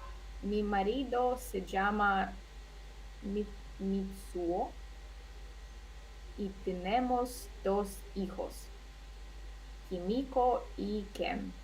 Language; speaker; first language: Spanish; non-native, learner; Russian